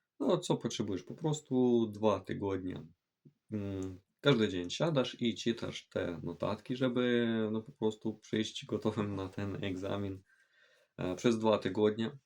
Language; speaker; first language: Polish; non-native, fluent; Ukrainian